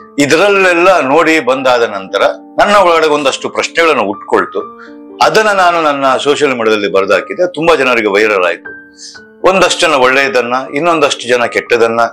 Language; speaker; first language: Kannada; non-native, local second language; Tulu